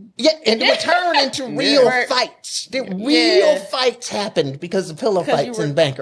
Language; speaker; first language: English; native; English